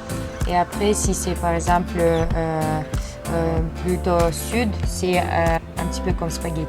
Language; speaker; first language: French; non-native, learner; Kyrgyz